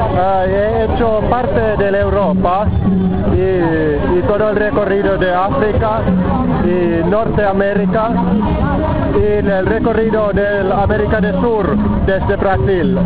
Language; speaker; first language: Spanish; non-native, fluent; Finnish